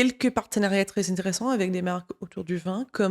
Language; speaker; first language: French; non-native, fluent; English